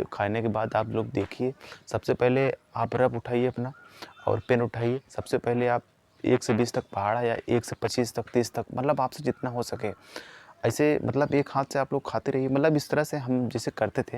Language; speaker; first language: Hindi; native; Hindi